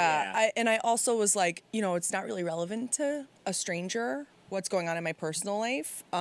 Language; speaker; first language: English; native; English